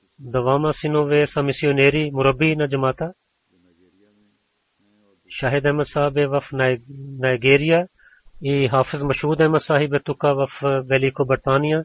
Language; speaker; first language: Bulgarian; non-native, learner; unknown